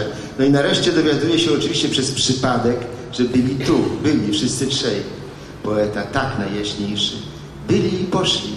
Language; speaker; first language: Polish; native; Polish